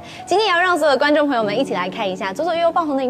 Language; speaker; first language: Chinese; native; Chinese